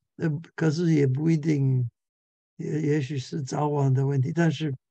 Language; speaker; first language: Chinese; non-native, fluent; English